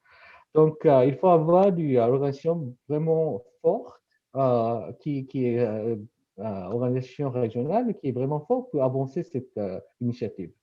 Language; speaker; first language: French; non-native, fluent; Japanese